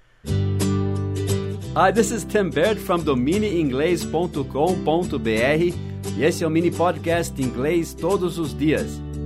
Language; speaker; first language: Portuguese; non-native, fluent; English